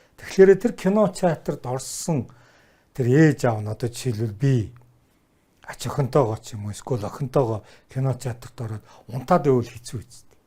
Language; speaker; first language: Mongolian; native; Mongolian